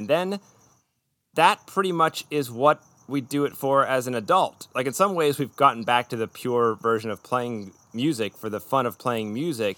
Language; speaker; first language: English; native; English